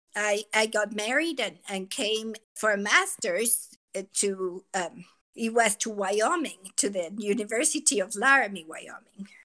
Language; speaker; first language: English; non-native, fluent; Spanish